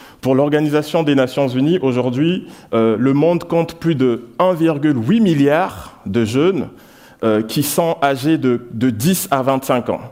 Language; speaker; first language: French; non-native, local second language; Lingala